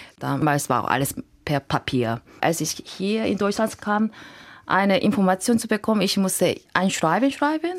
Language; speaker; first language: German; non-native, fluent; Korean